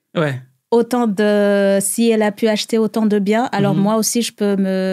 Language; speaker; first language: French; non-native, local second language; Rundi